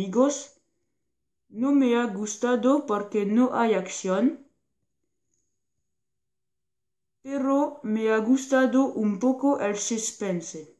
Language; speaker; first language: Spanish; non-native, learner; French